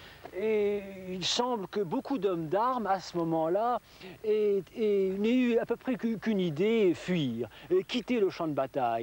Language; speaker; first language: French; native; French